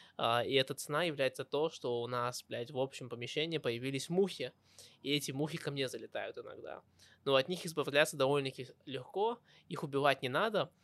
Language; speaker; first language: Russian; early bilingual, heritage; Russian